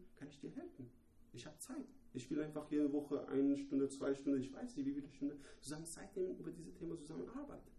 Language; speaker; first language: German; non-native, learner; Persian